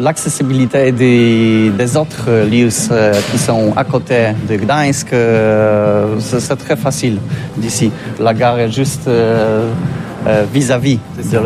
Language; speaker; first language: French; non-native, learner; Polish